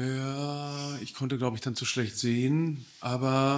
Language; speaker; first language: German; native; German